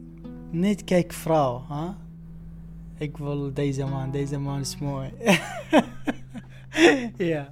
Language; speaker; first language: Dutch; non-native, learner; Arabic